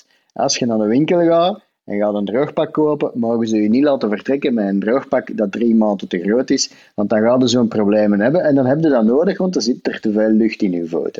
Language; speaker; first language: Dutch; native; Dutch